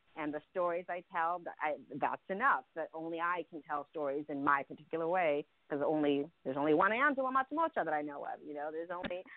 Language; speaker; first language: English; early bilingual, other home language; Russian